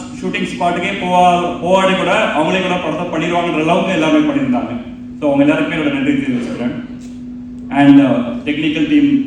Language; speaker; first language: Tamil; native; Tamil